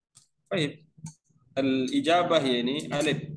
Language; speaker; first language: Arabic; non-native, learner; Indonesian